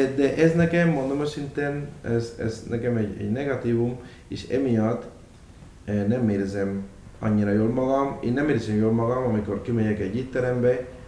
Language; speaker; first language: Hungarian; non-native, fluent; Spanish